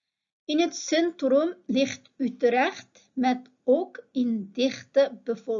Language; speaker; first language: Dutch; non-native, fluent; Uyghur